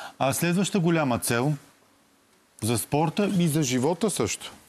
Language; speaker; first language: Bulgarian; native; Bulgarian